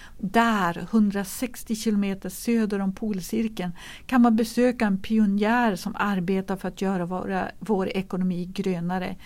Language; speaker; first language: Swedish; native; Swedish